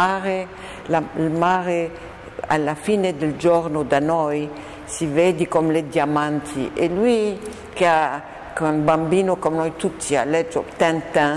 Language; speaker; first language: Italian; non-native, fluent; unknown